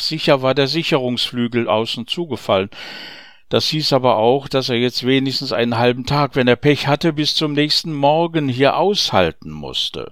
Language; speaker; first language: German; native; German